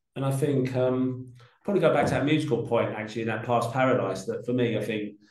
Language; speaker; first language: English; native; English